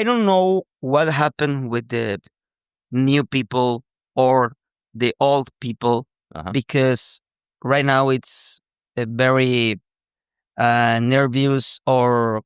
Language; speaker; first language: English; non-native, local second language; Spanish